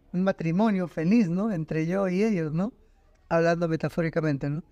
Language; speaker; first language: Spanish; native; Spanish